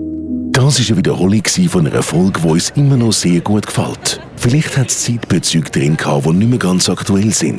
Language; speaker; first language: German; native; German